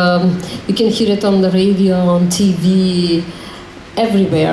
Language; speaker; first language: English; non-native, learner; Macedonian